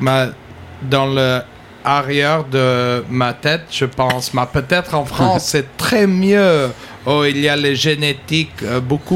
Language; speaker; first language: French; non-native, learner; English